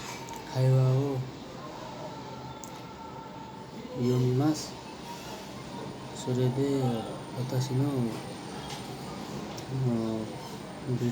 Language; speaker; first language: Japanese; non-native, learner; Nepali